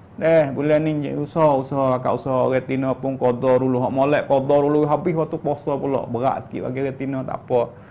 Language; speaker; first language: Malay; native; Malay